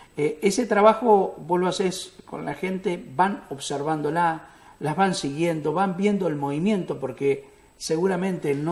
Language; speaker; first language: Spanish; native; Spanish